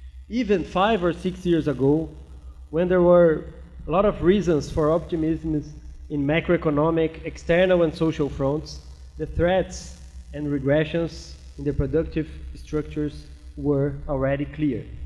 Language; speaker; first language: English; non-native, fluent; Portuguese